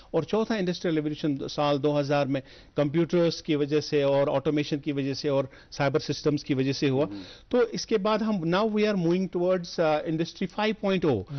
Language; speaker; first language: Hindi; non-native, local second language; Kashmiri